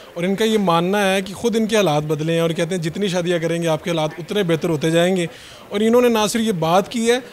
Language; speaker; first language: Urdu; non-native, local second language; Punjabi